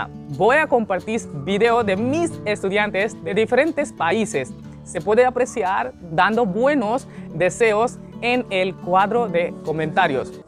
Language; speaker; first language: Spanish; non-native, learner; Hindi